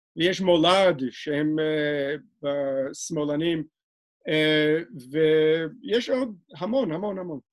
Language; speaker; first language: Hebrew; non-native, fluent; English